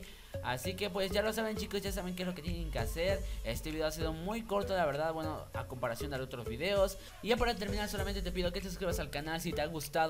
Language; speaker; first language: Spanish; native; Spanish